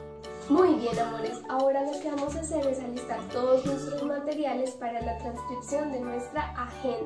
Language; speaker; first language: Spanish; native; Spanish